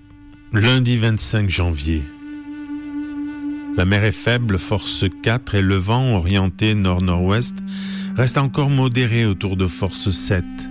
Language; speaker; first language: French; native; French